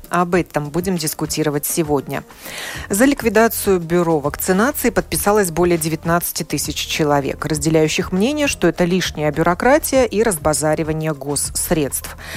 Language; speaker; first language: Russian; native; Russian